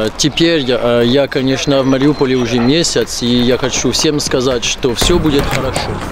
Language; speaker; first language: Russian; non-native, fluent; French